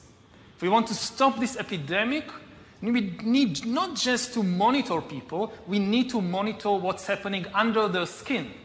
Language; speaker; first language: English; non-native, fluent; Hebrew